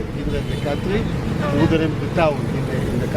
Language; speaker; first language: English; non-native, learner; Hebrew